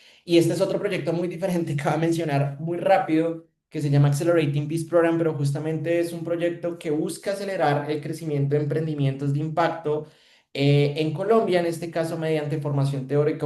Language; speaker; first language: Spanish; native; Spanish